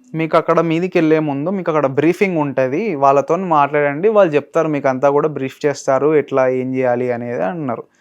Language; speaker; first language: Telugu; native; Telugu